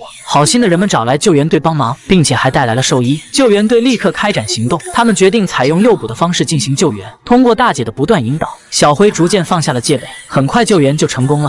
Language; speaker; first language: Chinese; native; Chinese